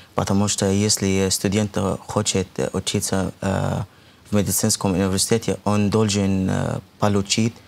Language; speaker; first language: Russian; non-native, fluent; Arabic